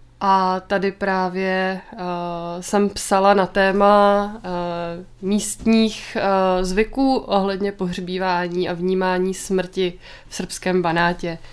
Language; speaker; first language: Czech; native; Czech